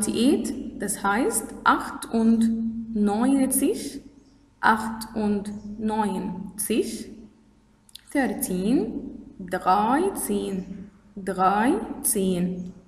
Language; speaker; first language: German; non-native, fluent; Arabic